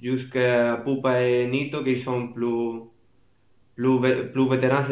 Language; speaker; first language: French; non-native, fluent; Spanish